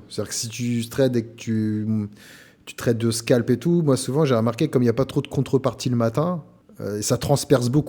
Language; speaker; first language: French; native; French